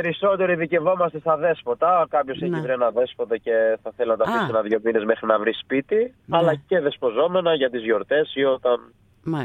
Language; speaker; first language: Greek; native; Greek